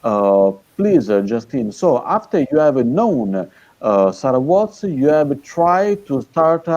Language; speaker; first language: English; non-native, fluent; Italian